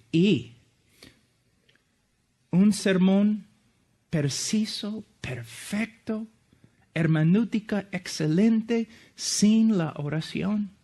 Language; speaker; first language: Spanish; non-native, fluent; English